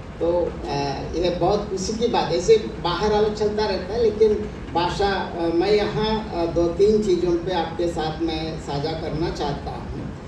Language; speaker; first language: Hindi; non-native, local second language; Telugu